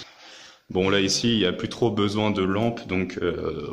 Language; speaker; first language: French; native; French